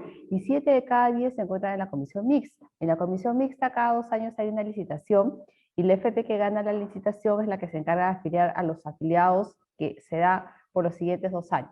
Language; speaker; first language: Spanish; native; Spanish